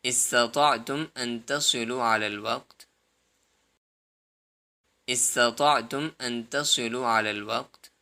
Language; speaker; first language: Arabic; non-native, fluent; Urdu